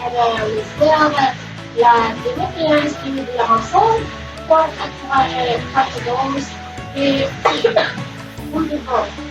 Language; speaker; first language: French; non-native, learner; Spanish